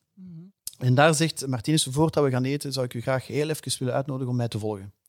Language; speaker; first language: Dutch; non-native, local second language; French